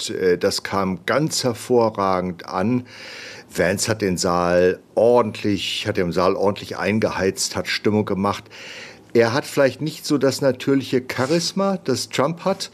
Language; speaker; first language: German; native; German